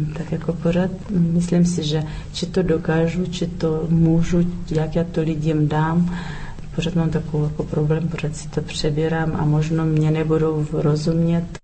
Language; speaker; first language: Czech; early bilingual, heritage; Czech